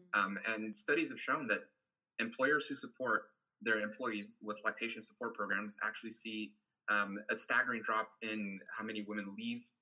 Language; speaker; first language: English; non-native, fluent; Portuguese